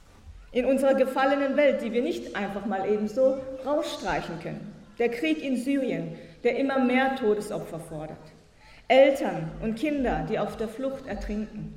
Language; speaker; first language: German; native; German